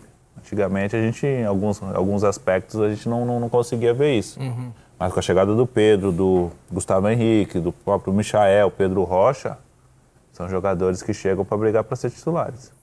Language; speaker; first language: Portuguese; native; Portuguese